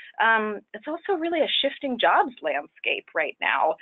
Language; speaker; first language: English; native; English